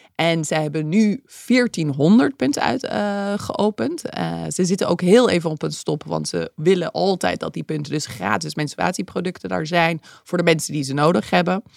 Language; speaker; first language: Dutch; early bilingual, other home language; English